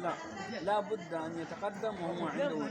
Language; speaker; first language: Arabic; native; Arabic